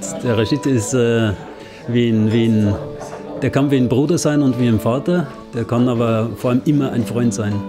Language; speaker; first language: German; native; German